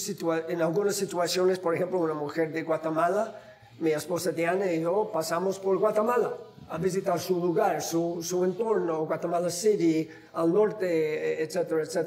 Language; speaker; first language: Spanish; non-native, fluent; English